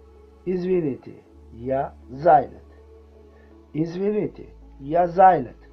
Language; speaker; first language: Russian; non-native, learner; Tajik